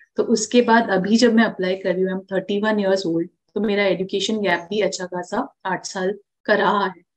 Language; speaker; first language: Hindi; non-native, local second language; Marathi